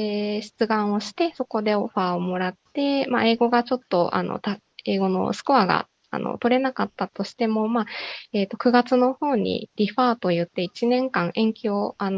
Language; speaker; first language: Japanese; native; Japanese